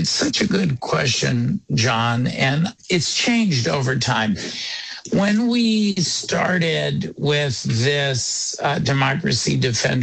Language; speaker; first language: English; non-native, local second language; Yiddish